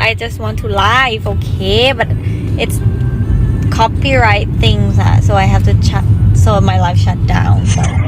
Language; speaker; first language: English; non-native, learner; Thai